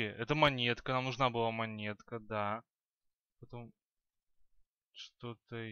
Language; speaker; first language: Russian; native; Russian